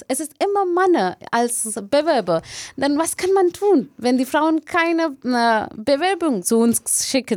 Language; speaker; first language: German; non-native, learner; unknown